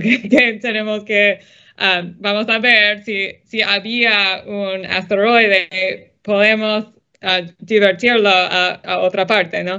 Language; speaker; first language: Spanish; non-native, fluent; English